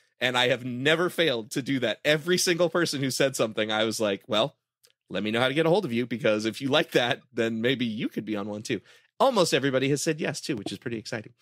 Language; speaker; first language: English; native; English